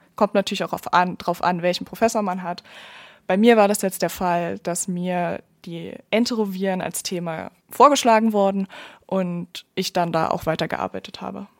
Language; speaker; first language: German; native; German